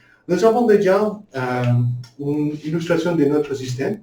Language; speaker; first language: French; non-native, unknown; Spanish